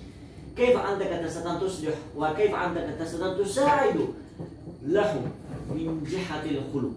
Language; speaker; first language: Arabic; non-native, learner; Uzbek